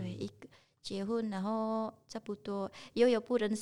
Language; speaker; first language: Chinese; non-native, learner; Indonesian